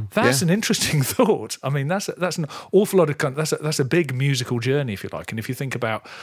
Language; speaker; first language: English; native; English